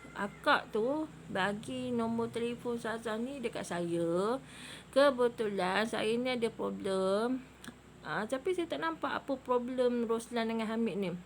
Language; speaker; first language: Malay; native; Malay